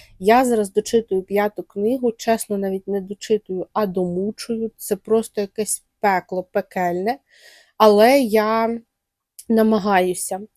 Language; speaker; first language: Ukrainian; non-native, local second language; Russian